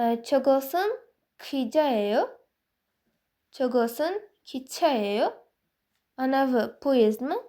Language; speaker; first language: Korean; non-native, fluent; Uzbek